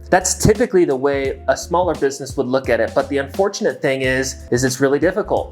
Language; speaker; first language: English; native; English